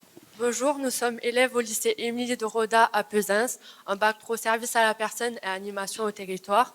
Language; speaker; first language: French; native; French